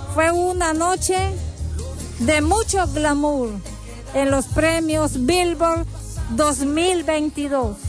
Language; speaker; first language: Spanish; native; Spanish